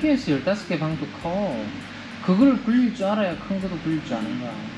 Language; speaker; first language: Korean; native; Korean